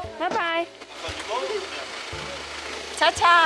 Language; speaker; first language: Thai; native; Thai